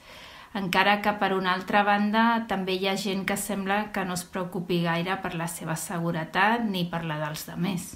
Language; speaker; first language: Catalan; native; Catalan